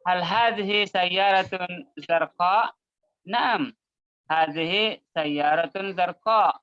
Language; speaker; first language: Arabic; non-native, learner; Indonesian